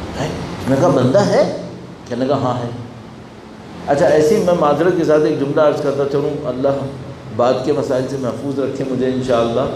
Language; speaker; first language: Urdu; early bilingual, heritage; Urdu